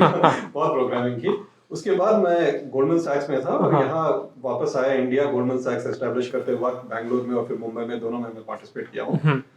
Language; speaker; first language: Hindi; non-native, local second language; Telugu